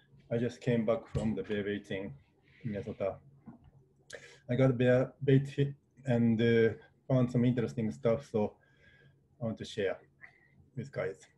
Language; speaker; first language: English; non-native, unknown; Japanese